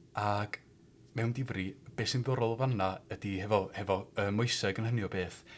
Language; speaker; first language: Welsh; native; Welsh